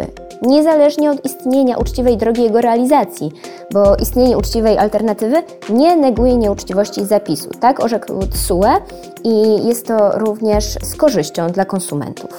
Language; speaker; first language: Polish; native; Polish